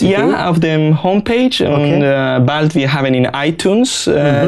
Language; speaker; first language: German; non-native, learner; Spanish